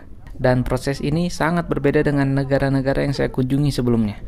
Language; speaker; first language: Indonesian; native; Indonesian